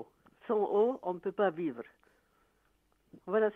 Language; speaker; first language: French; non-native, fluent; Arabic